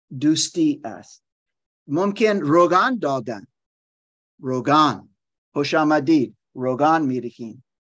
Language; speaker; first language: Persian; non-native, learner; German